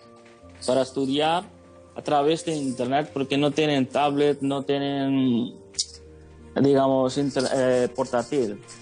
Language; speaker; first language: Spanish; non-native, fluent; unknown